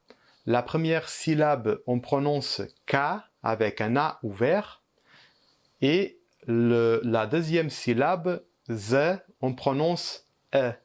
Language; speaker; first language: French; early bilingual, heritage; Portuguese